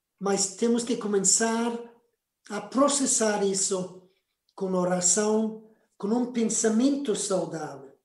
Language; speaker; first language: Portuguese; non-native, fluent; Spanish